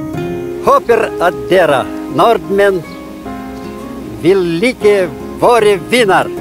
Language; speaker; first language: Norwegian; non-native, learner; Romanian